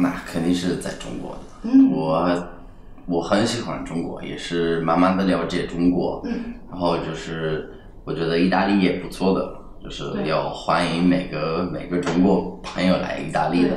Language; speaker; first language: Chinese; non-native, fluent; Italian